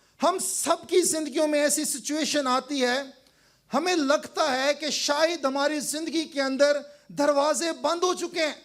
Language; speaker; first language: Urdu; non-native, local second language; Punjabi